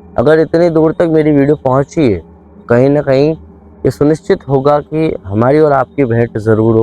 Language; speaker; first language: Hindi; native; Hindi